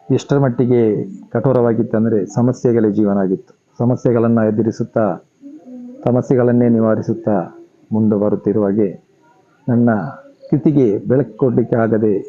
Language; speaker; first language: Kannada; non-native, local second language; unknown